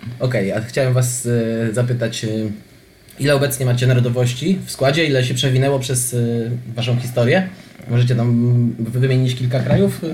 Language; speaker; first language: Polish; native; Polish